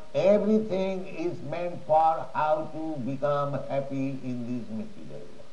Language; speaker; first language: English; non-native, local second language; Bangla